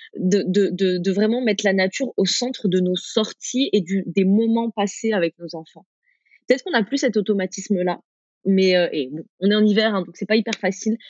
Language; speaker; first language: French; early bilingual, other home language; Arabic